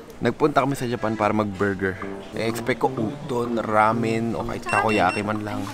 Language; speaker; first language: Filipino; native; Filipino